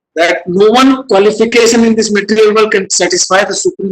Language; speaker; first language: English; non-native, local second language; Hindi